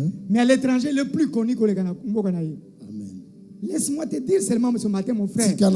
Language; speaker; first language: French; non-native, local second language; Lingala